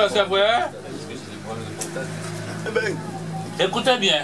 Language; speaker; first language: French; non-native, fluent; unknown